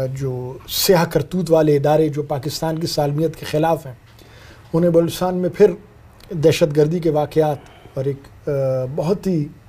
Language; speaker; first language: Urdu; non-native, local second language; Brahui